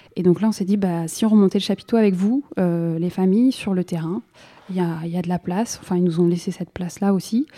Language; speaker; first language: French; native; French